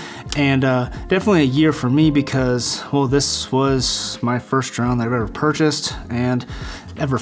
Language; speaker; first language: English; native; English